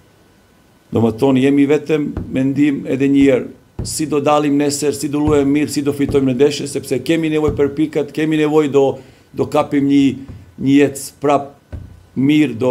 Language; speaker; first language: Albanian; non-native, learner; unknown